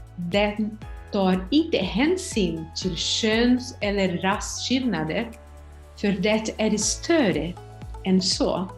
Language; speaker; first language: Swedish; non-native, fluent; Portuguese